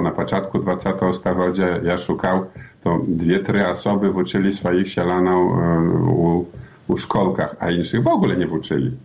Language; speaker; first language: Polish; non-native, learner; Belarusian